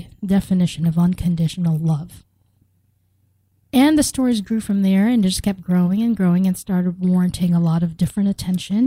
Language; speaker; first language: English; native; English